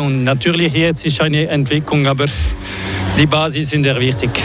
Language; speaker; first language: German; non-native, learner; French